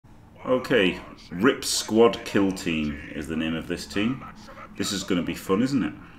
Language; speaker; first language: English; native; English